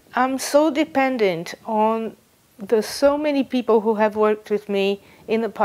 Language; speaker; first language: English; non-native, fluent; Portuguese